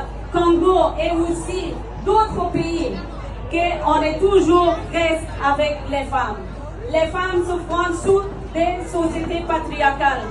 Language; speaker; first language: French; non-native, fluent; Persian